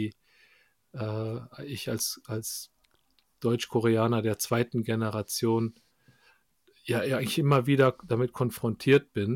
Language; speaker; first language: German; early bilingual, other home language; Korean